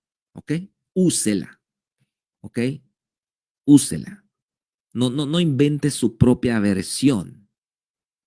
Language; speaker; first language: Spanish; native; Spanish